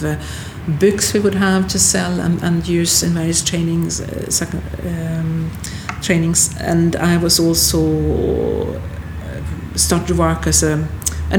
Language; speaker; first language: English; non-native, fluent; Swedish